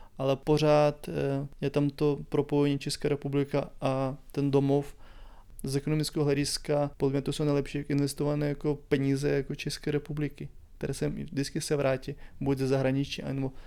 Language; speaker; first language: Czech; non-native, fluent; Ukrainian